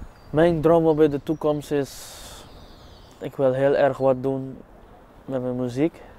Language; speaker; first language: Dutch; non-native, fluent; English